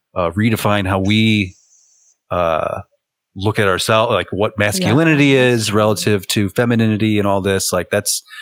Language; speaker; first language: English; native; English